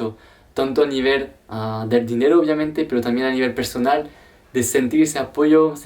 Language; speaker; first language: Spanish; non-native, fluent; French